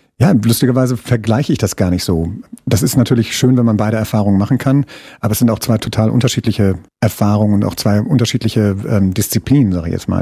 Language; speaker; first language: German; native; German